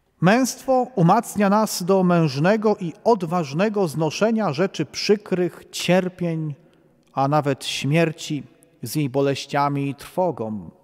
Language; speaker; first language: Polish; native; Polish